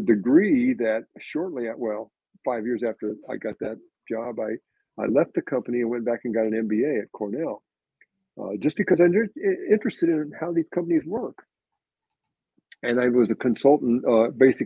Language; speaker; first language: English; native; English